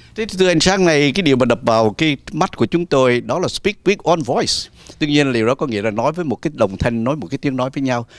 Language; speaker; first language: Vietnamese; native; Vietnamese